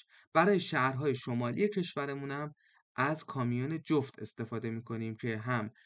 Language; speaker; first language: Persian; native; Persian